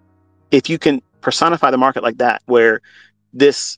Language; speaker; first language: English; native; English